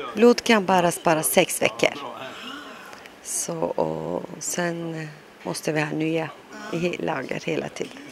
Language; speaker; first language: Swedish; non-native, local second language; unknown